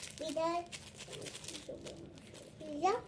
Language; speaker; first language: Turkish; early bilingual, other home language; Persian